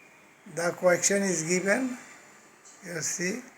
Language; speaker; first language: English; non-native, fluent; Bangla